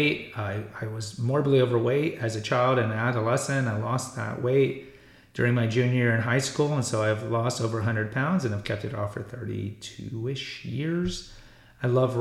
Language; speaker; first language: English; native; English